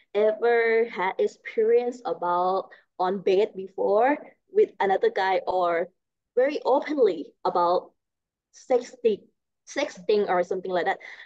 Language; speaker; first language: English; non-native, learner; Thai